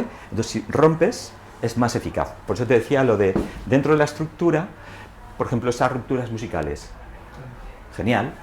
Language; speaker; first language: Spanish; native; Spanish